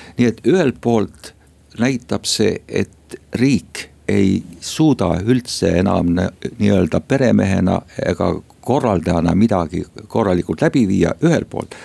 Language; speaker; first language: Estonian; native; Estonian